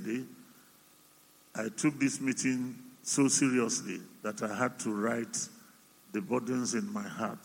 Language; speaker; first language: English; non-native, local second language; Igbo